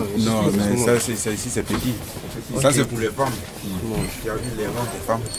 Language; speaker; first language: French; non-native, local second language; Susu